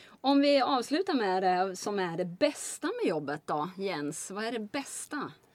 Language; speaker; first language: Swedish; native; Swedish